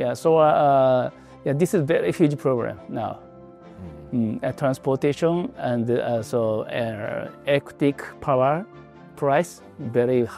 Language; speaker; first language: English; non-native, learner; Japanese